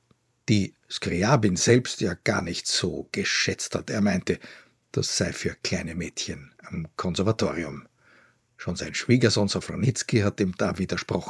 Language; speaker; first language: German; native; German